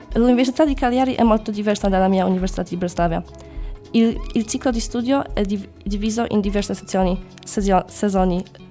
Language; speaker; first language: Italian; non-native, learner; Polish